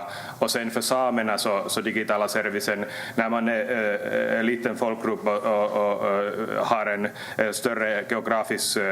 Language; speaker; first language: Swedish; native; Swedish